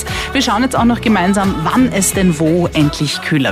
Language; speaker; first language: German; native; German